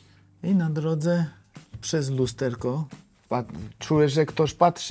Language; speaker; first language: Polish; non-native, learner; Georgian